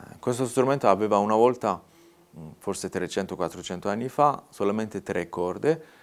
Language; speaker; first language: Italian; non-native, fluent; Persian